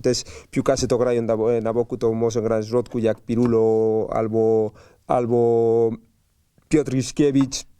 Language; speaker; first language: Polish; non-native, learner; Spanish